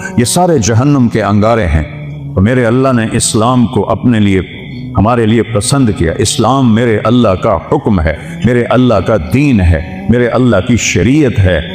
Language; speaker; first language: Urdu; non-native, local second language; Punjabi